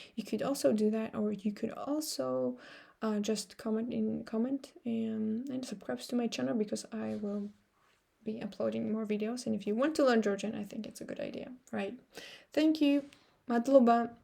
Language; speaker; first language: English; non-native, fluent; Georgian